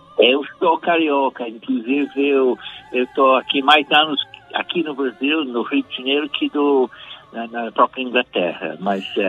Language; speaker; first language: Portuguese; non-native, fluent; English